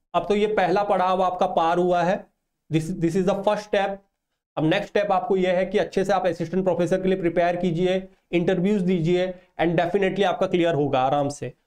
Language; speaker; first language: Hindi; non-native, local second language; Odia